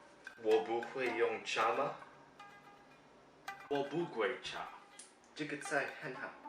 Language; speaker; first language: Chinese; non-native, learner; English